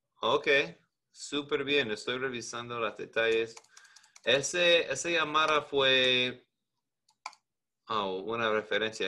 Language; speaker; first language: Spanish; non-native, learner; English